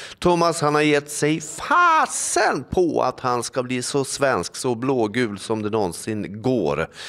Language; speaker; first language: Swedish; native; Swedish